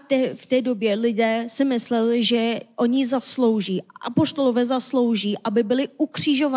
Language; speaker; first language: Czech; non-native, fluent; Korean